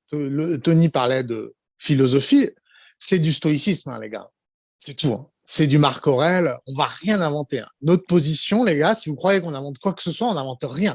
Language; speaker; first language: French; native; French